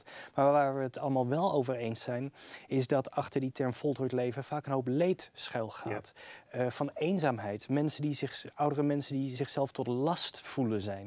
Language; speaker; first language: Dutch; native; Dutch